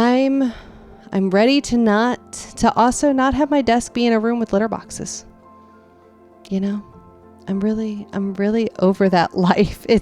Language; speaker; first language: English; native; English